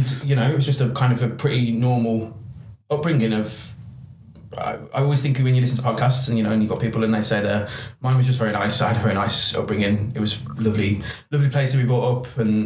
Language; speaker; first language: English; native; English